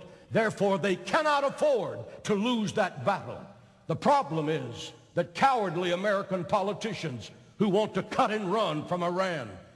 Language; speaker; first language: English; native; English